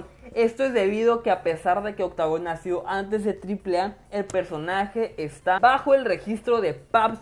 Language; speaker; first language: Spanish; native; Spanish